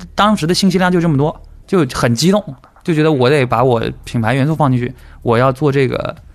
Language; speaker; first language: Chinese; native; Chinese